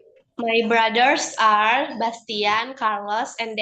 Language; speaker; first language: English; non-native, learner; Indonesian